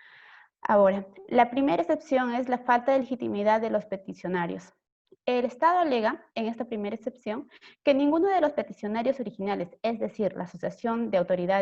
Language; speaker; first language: Spanish; native; Spanish